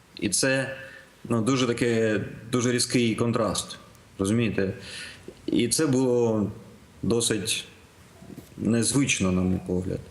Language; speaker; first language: Ukrainian; non-native, local second language; Russian